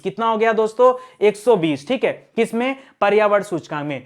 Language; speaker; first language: Hindi; native; Hindi